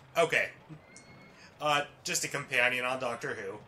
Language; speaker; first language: English; native; English